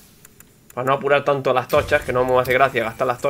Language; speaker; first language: Spanish; native; Spanish